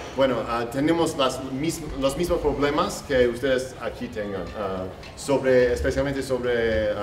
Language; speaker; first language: Spanish; non-native, learner; English